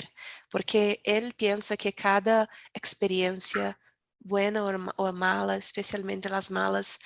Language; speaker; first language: Spanish; non-native, learner; Portuguese